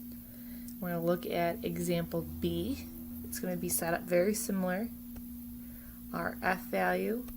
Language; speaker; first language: English; native; English